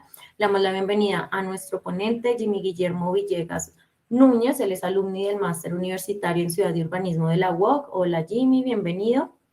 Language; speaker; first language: Spanish; native; Spanish